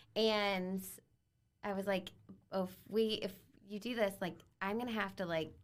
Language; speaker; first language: English; native; English